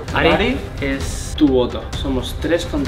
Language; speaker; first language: Spanish; native; Spanish